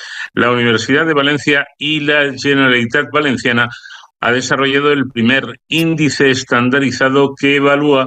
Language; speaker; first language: Spanish; native; Spanish